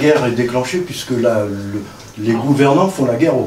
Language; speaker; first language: French; native; French